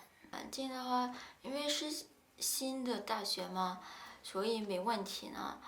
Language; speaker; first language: Chinese; non-native, fluent; French